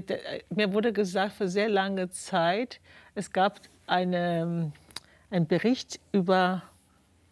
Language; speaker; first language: German; non-native, fluent; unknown